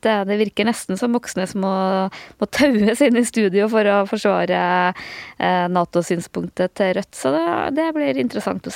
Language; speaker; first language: Norwegian; native; Norwegian